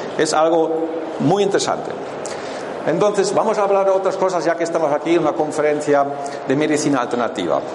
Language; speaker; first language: Spanish; non-native, fluent; German